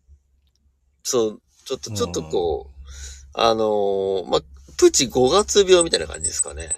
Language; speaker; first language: Japanese; native; Japanese